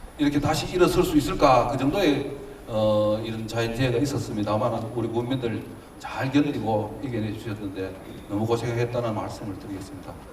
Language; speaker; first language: Korean; native; Korean